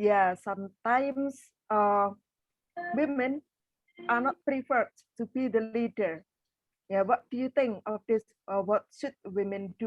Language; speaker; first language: English; non-native, fluent; Indonesian